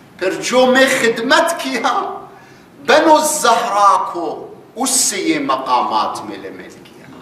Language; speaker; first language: Urdu; non-native, learner; Persian